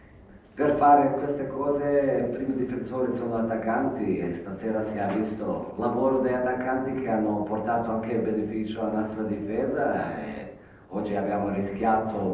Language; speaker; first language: Italian; non-native, fluent; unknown